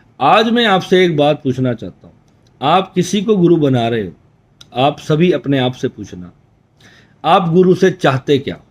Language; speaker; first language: Hindi; native; Hindi